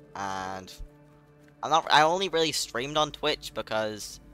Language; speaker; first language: English; native; English